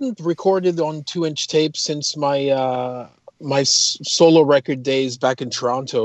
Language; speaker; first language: English; early bilingual, other home language; Portuguese